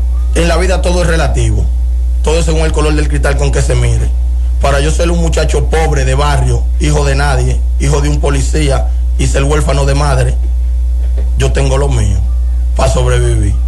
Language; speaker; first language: Spanish; native; Spanish